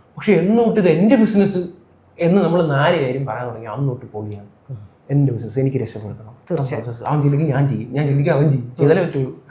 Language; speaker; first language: Malayalam; native; Malayalam